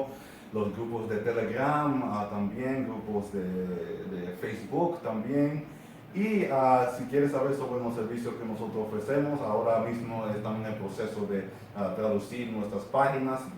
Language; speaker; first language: Spanish; non-native, fluent; English